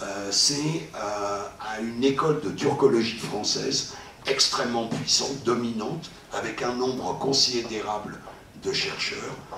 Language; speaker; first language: French; native; French